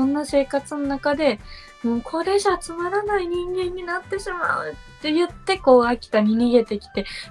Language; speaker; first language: Japanese; native; Japanese